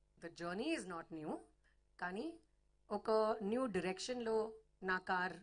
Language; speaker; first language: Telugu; non-native, learner; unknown